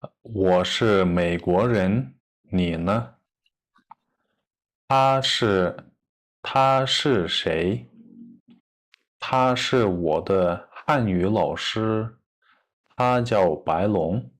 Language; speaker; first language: Chinese; non-native, fluent; Kyrgyz